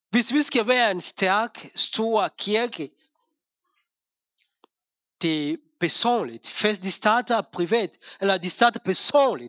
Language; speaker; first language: Danish; non-native, fluent; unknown